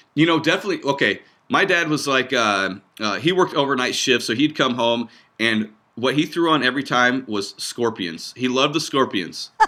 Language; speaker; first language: English; native; English